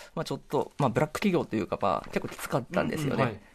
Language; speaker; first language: Japanese; native; Japanese